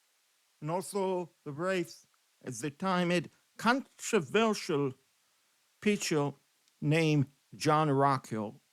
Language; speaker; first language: English; non-native, fluent; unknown